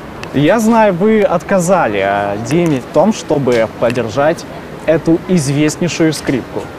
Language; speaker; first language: Russian; native; Russian